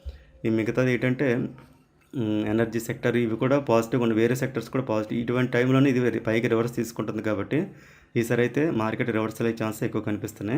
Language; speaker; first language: Telugu; native; Telugu